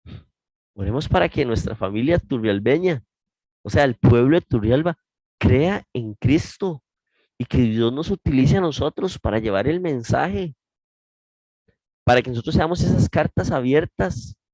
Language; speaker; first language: Spanish; native; Spanish